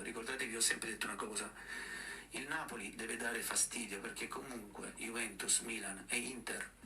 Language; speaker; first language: Italian; native; Italian